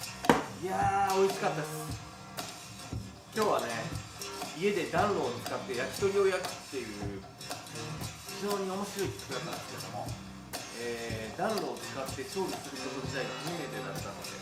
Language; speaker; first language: Japanese; native; Japanese